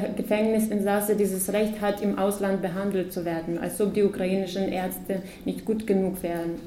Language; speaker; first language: German; non-native, fluent; Ukrainian